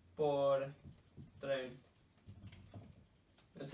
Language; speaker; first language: Spanish; non-native, learner; English